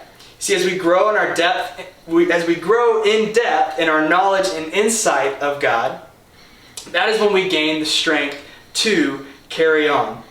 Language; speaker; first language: English; native; English